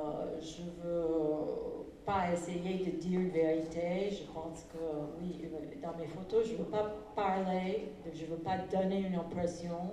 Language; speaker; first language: French; non-native, fluent; English